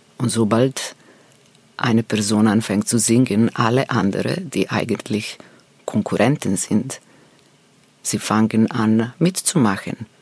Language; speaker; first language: German; non-native, fluent; Serbian